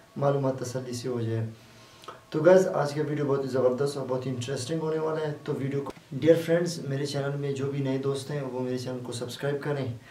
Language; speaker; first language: Urdu; non-native, local second language; Baluchi